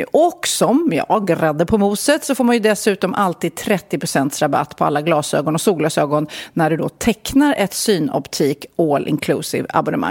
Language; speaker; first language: Swedish; native; Swedish